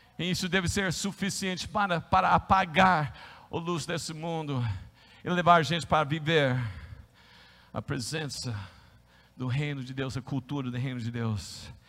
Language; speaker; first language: Portuguese; non-native, fluent; English